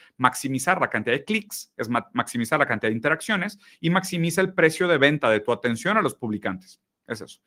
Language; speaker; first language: Spanish; early bilingual, other home language; Portuguese